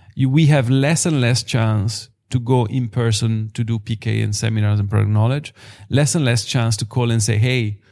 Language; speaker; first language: English; non-native, fluent; Italian